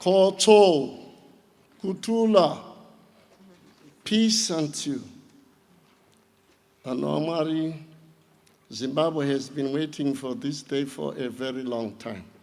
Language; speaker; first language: English; non-native, local second language; Shona